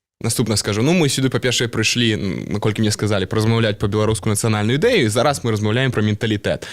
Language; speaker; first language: Belarusian; non-native, local second language; Russian